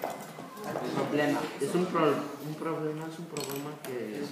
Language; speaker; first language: Spanish; early bilingual, heritage; Spanish